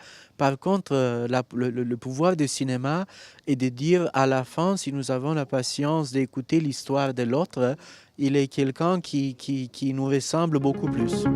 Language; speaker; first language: French; non-native, fluent; Romanian